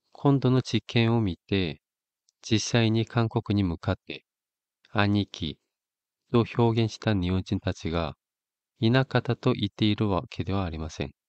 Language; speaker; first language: Japanese; non-native, fluent; Korean